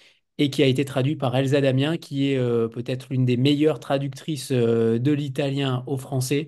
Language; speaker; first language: French; native; French